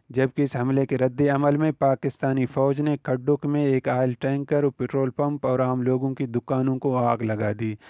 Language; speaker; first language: Urdu; non-native, local second language; Baluchi